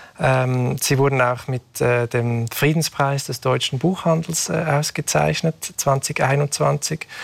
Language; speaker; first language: German; native; German